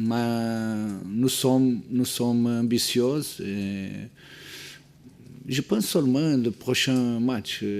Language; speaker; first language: French; non-native, learner; Portuguese